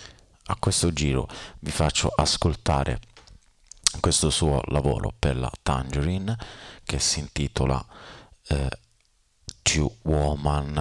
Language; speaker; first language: Italian; native; Italian